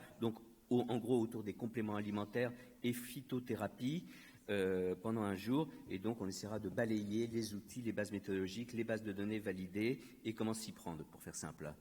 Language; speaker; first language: French; native; French